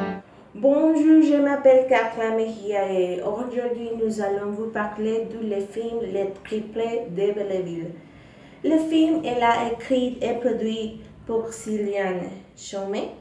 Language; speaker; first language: French; non-native, learner; Spanish